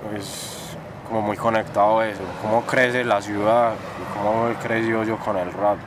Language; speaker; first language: Spanish; native; Spanish